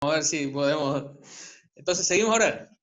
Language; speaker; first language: Spanish; native; Spanish